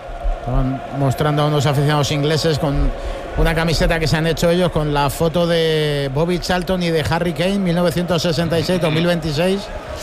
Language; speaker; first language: Spanish; native; Spanish